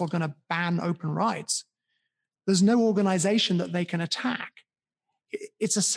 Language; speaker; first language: English; native; English